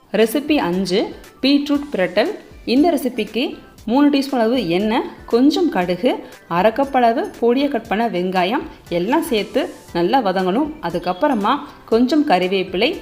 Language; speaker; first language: Tamil; native; Tamil